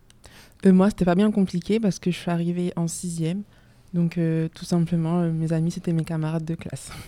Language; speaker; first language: French; native; French